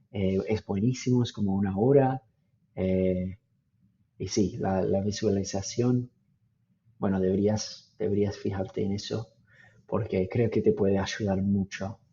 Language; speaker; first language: Spanish; non-native, fluent; English